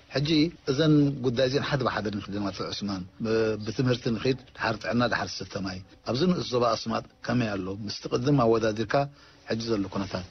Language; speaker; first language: Tigrinya; native; Tigrinya